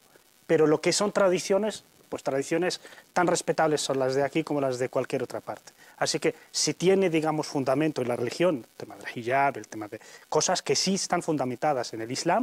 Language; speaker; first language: Spanish; native; Spanish